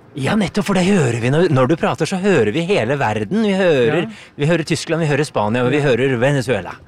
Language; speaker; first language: Norwegian; native; Norwegian